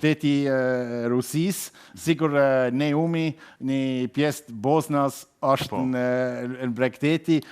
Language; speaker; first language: Albanian; non-native, learner; German